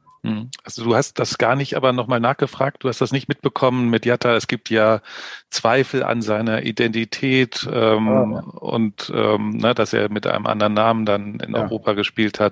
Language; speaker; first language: German; native; German